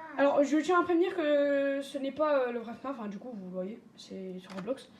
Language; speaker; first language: French; native; French